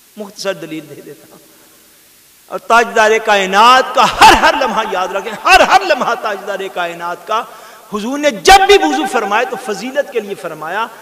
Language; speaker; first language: Urdu; non-native, local second language; Punjabi